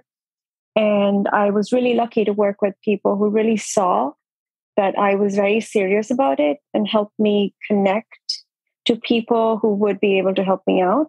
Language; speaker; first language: English; non-native, local second language; Urdu